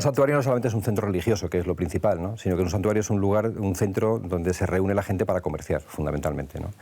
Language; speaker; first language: Spanish; native; Spanish